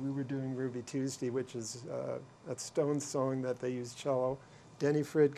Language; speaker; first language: English; native; English